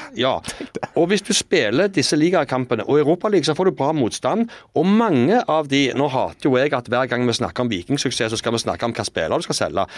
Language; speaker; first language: Norwegian; native; Norwegian